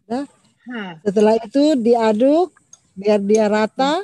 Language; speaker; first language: Indonesian; native; Indonesian